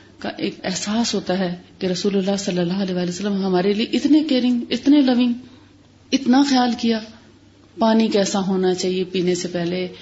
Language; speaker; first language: Urdu; native; Urdu